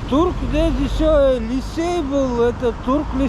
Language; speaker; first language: Russian; non-native, local second language; Tuvinian